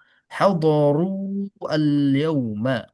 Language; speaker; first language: Arabic; non-native, fluent; Indonesian